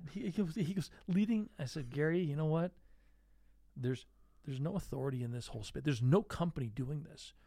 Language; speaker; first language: English; native; English